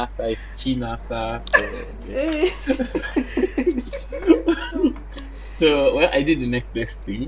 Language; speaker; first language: English; non-native, local second language; Bini